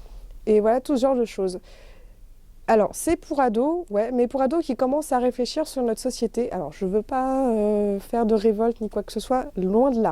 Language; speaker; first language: French; native; French